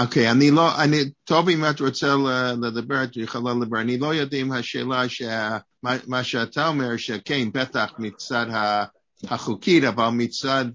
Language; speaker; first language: Hebrew; non-native, fluent; English